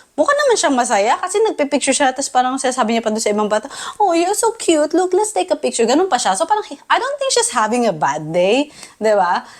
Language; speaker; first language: Filipino; native; Filipino